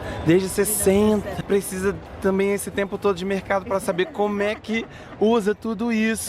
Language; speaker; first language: Portuguese; native; Portuguese